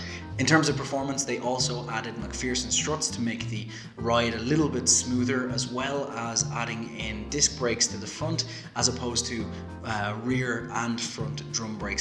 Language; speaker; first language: English; native; English